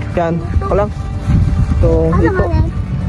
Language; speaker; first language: Filipino; native; Filipino